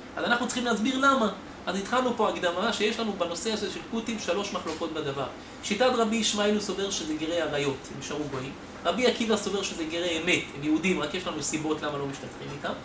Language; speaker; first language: Hebrew; native; Hebrew